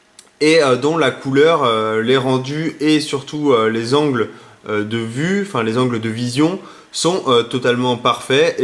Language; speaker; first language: French; native; French